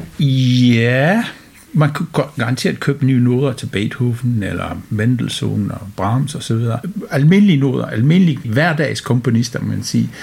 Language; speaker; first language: Danish; non-native, fluent; English